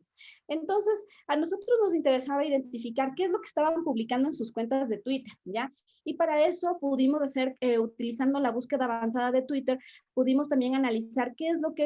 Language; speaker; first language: Spanish; native; Spanish